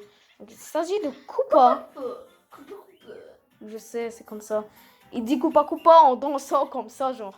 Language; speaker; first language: French; native; French